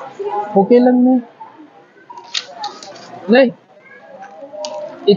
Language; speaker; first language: Filipino; non-native, learner; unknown